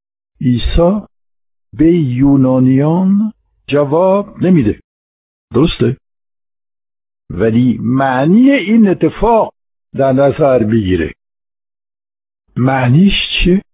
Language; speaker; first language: Persian; non-native, fluent; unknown